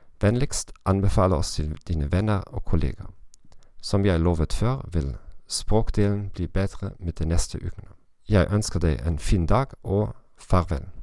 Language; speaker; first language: Norwegian; non-native, learner; German